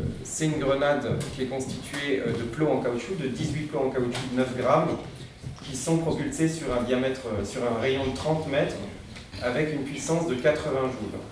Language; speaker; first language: French; native; French